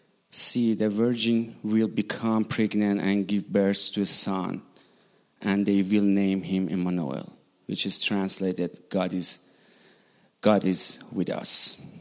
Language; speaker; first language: English; non-native, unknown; Persian